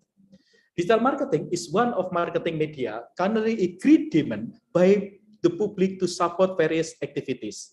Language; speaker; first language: English; non-native, learner; Indonesian